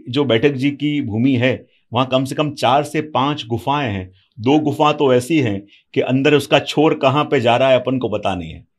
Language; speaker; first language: Hindi; non-native, local second language; Gujarati